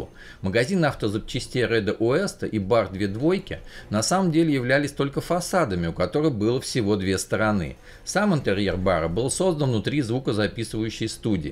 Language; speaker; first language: Russian; native; Russian